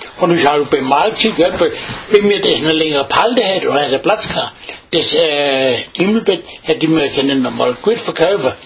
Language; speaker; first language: German; native; German